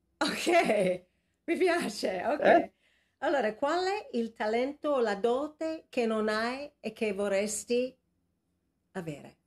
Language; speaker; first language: Italian; non-native, fluent; English